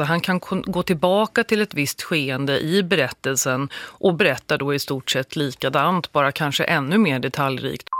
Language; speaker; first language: Swedish; native; Swedish